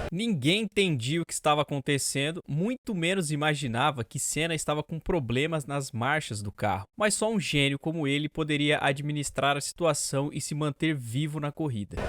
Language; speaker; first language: Portuguese; native; Portuguese